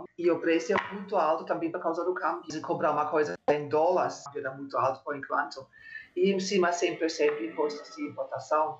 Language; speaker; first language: Portuguese; non-native, fluent; German